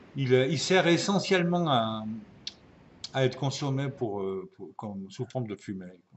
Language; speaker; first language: French; native; French